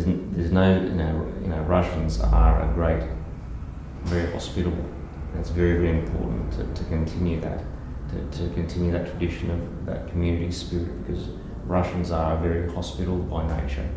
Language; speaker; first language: English; early bilingual, other home language; Russian